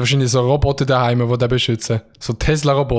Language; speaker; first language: German; native; German